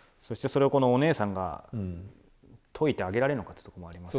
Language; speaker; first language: Japanese; native; Japanese